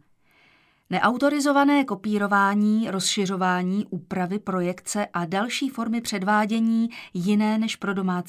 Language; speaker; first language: Czech; native; Czech